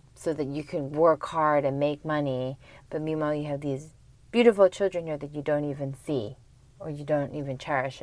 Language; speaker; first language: English; early bilingual, other home language; Korean